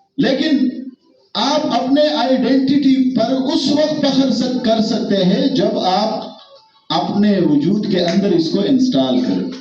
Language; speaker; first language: Urdu; non-native, local second language; Pashto